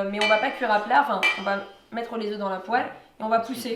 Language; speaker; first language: French; native; French